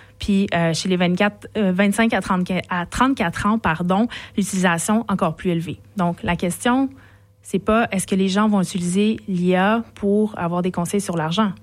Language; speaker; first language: French; native; French